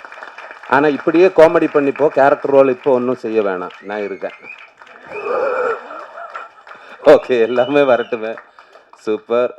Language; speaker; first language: Tamil; non-native, learner; Malayalam